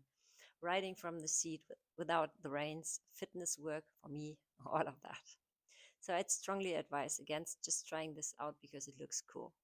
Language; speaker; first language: English; non-native, fluent; German